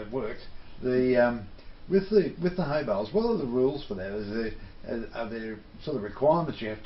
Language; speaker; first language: English; native; English